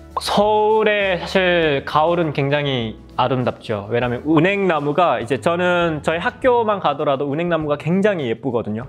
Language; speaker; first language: Korean; native; Korean